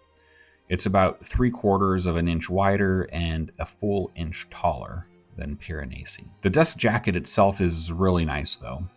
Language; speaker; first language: English; native; English